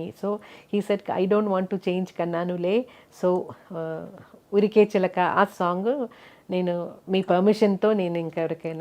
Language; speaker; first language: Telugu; non-native, local second language; Malayalam